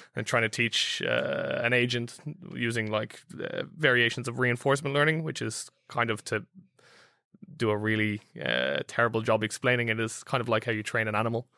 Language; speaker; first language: English; native; English